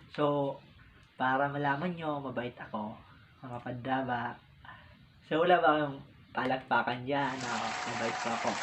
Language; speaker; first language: Filipino; non-native, local second language; Bikol